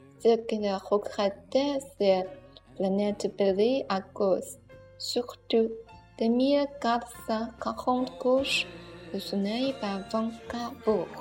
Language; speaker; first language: French; non-native, learner; Chinese